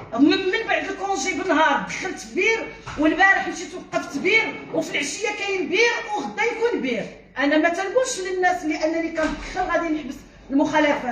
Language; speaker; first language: Arabic; native; Arabic